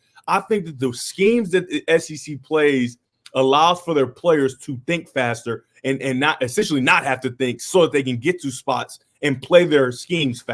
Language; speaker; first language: English; native; English